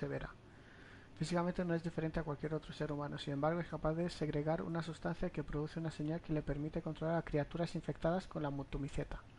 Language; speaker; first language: Spanish; native; Spanish